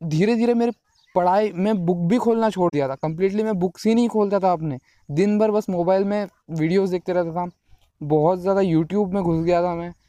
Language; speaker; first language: Hindi; non-native, local second language; Marathi